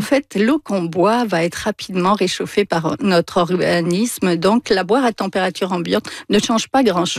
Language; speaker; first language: French; native; French